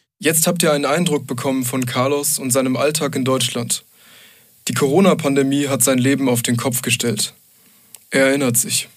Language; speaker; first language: German; native; German